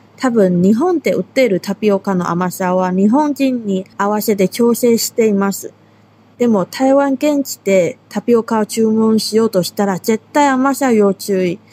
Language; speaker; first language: Japanese; non-native, fluent; Chinese